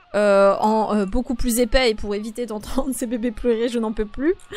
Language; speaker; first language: French; non-native, fluent; Polish